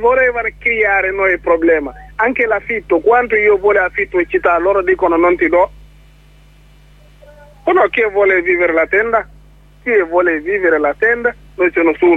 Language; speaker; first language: Italian; non-native, learner; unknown